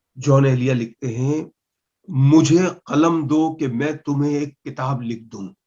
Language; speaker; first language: Urdu; non-native, local second language; Punjabi